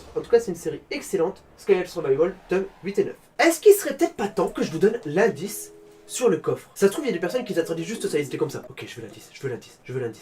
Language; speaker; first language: French; native; French